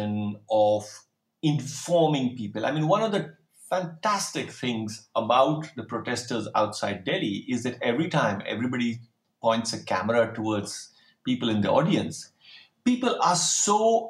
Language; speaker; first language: English; non-native, local second language; Hindi